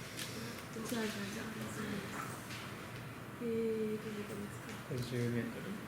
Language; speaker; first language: Japanese; non-native, learner; French